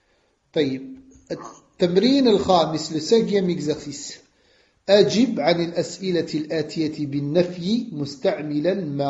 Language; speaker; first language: Arabic; non-native, fluent; French